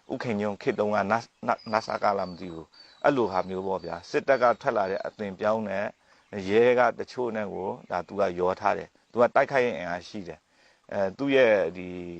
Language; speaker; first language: Burmese; non-native, local second language; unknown